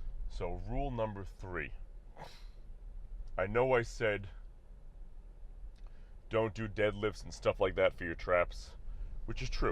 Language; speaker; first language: English; native; English